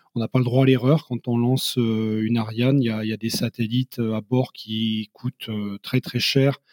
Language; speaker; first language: French; native; French